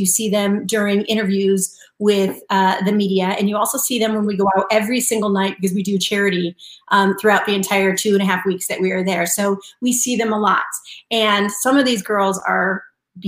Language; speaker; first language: English; native; English